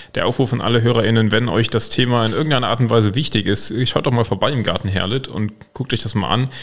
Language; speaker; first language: German; native; German